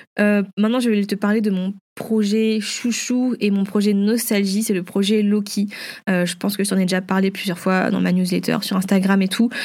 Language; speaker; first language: French; early bilingual, other home language; Vietnamese